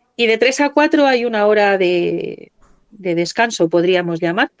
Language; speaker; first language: Spanish; native; Spanish